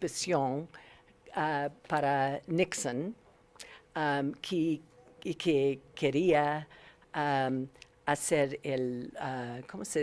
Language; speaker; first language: Spanish; non-native, learner; English